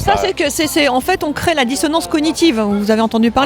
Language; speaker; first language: French; native; French